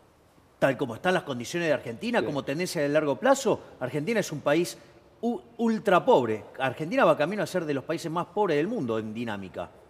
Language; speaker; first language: Spanish; native; Spanish